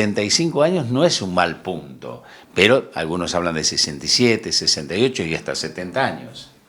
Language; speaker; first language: Spanish; native; Spanish